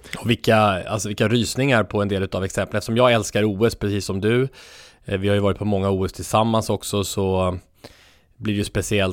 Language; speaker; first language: Swedish; native; Swedish